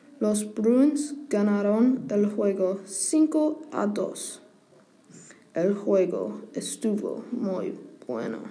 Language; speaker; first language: Spanish; non-native, learner; English